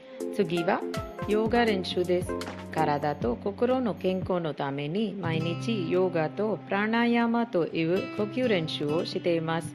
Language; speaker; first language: Japanese; non-native, learner; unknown